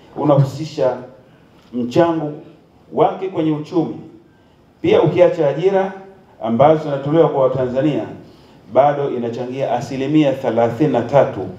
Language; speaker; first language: Swahili; native; Swahili